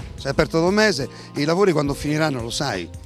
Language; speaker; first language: Italian; native; Italian